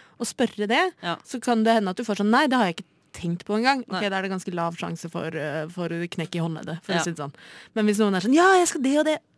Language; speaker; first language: Norwegian; native; Norwegian